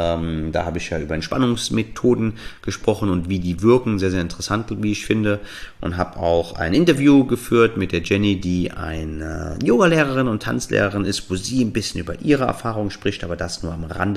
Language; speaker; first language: German; native; German